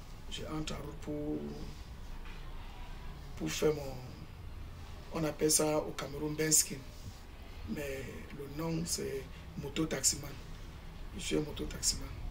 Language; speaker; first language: French; non-native, local second language; English